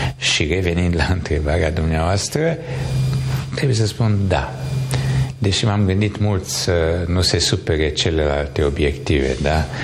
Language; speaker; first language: Romanian; non-native, local second language; Hungarian